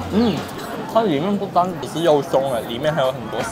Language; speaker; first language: Chinese; native; Chinese